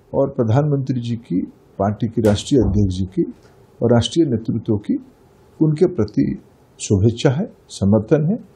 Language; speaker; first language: Hindi; non-native, local second language; Odia